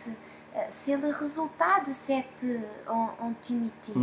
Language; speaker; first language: French; non-native, fluent; Portuguese